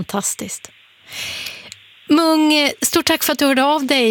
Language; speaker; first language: Swedish; native; Swedish